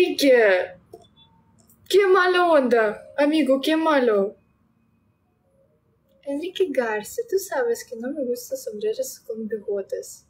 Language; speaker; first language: Spanish; non-native, learner; Russian